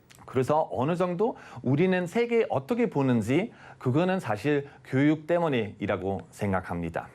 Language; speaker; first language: Korean; non-native, fluent; German